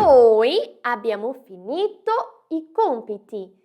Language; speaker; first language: Italian; non-native, fluent; Portuguese